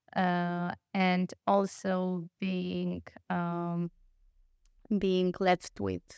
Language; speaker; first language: English; non-native, fluent; Polish